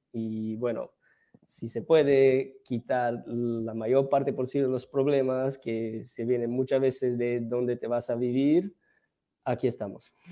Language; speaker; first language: Spanish; non-native, fluent; Portuguese